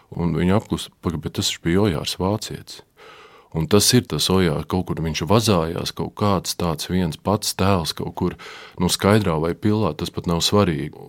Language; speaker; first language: Latvian; native; Latvian